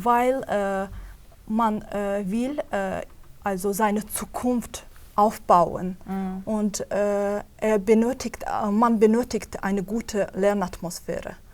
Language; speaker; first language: German; non-native, fluent; Azerbaijani